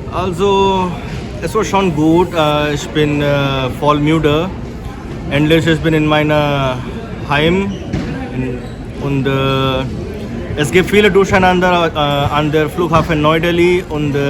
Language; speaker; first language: German; non-native, learner; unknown